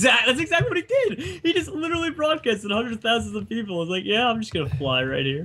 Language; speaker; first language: English; native; English